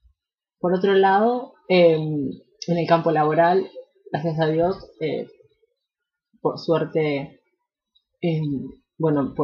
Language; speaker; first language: Spanish; native; Spanish